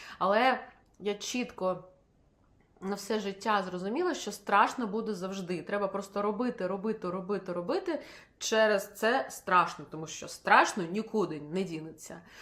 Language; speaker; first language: Ukrainian; non-native, local second language; Russian